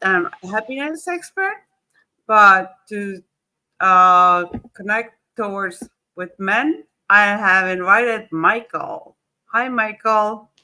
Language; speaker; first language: English; non-native, fluent; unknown